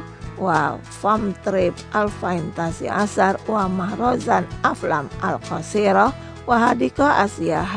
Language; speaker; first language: Arabic; non-native, fluent; Indonesian